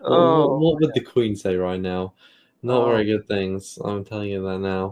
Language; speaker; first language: English; native; English